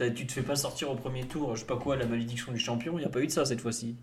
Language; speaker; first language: French; native; French